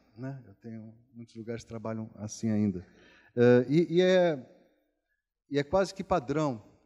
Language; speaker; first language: Portuguese; native; Portuguese